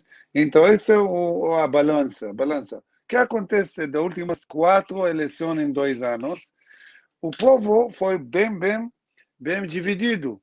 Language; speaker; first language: Portuguese; non-native, learner; Hebrew